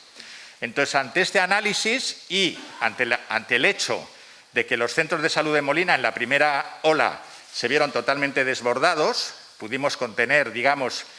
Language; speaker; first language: Spanish; native; Spanish